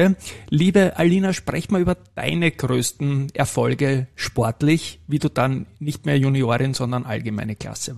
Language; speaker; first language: German; native; German